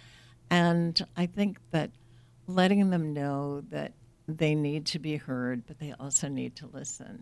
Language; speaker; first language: English; native; English